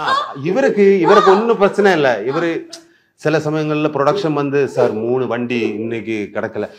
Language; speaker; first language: Tamil; non-native, learner; Malayalam